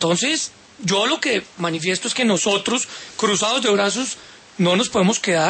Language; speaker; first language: Spanish; native; Spanish